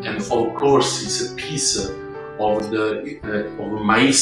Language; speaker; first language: English; non-native, learner; Italian